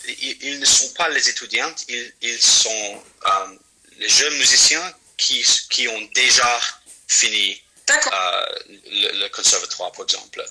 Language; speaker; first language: French; non-native, fluent; English